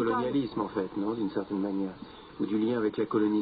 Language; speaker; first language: French; native; French